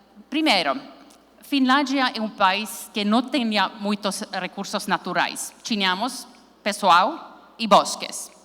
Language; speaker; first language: Portuguese; non-native, learner; Finnish